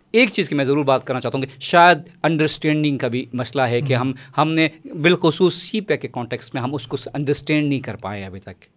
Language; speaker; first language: Urdu; non-native, local second language; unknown